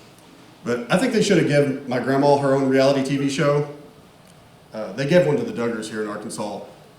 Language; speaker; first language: English; native; English